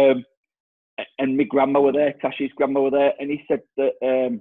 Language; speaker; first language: English; native; English